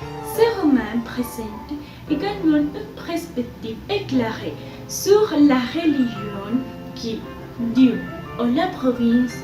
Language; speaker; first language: French; non-native, learner; Spanish